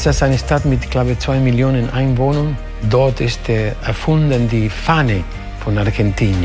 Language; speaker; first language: German; non-native, fluent; Spanish